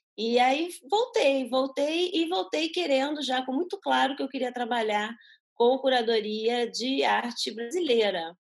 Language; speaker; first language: Portuguese; early bilingual, other home language; Spanish